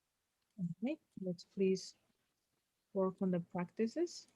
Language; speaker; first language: English; non-native, fluent; Spanish